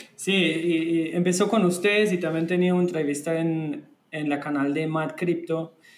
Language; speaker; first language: Spanish; non-native, fluent; German